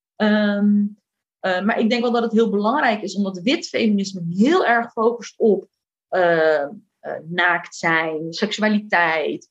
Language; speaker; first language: Dutch; early bilingual, other home language; Turkish